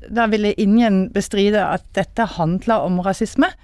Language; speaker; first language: Norwegian; non-native, fluent; German